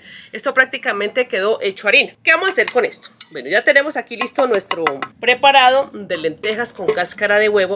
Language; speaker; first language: Spanish; native; Spanish